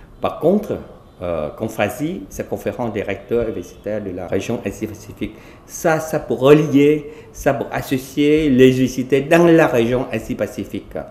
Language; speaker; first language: French; non-native, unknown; Vietnamese